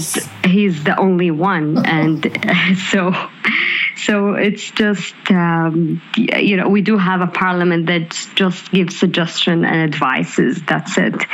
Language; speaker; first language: English; non-native, fluent; Arabic